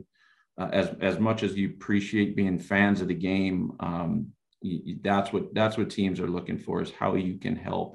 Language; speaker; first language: English; native; English